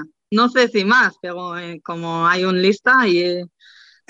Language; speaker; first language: Spanish; non-native, learner; Hebrew